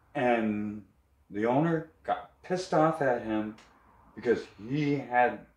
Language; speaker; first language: English; native; English